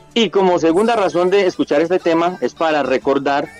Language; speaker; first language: Spanish; native; Spanish